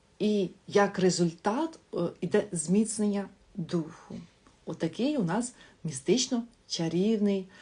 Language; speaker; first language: Ukrainian; non-native, local second language; Russian